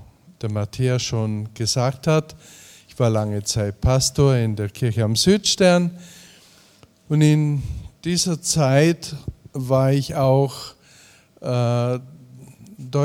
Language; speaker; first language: German; native; German